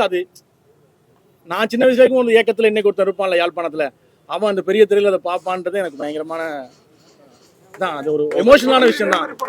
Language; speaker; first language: Tamil; native; Tamil